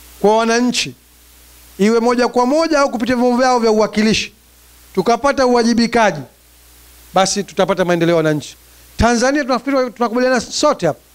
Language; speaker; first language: Swahili; native; Swahili